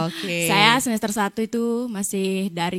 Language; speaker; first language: Indonesian; native; Indonesian